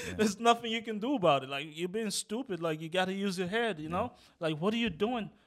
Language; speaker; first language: English; non-native, local second language; Yoruba